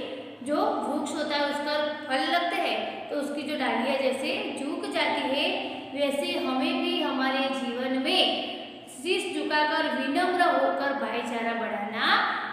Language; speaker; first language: Hindi; non-native, local second language; Gujarati